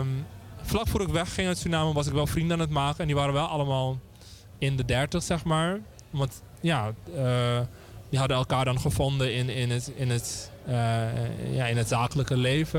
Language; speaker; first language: Dutch; early bilingual, other home language; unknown